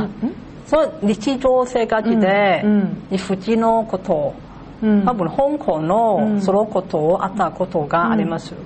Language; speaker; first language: Japanese; non-native, learner; Cantonese